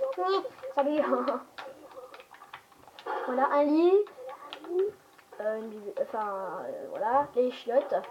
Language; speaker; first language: French; native; French